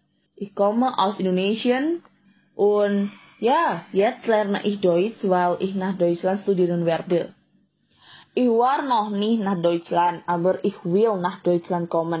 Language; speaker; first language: German; non-native, learner; Indonesian